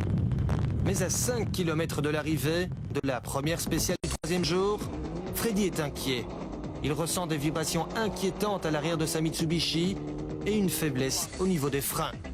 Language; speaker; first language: French; native; French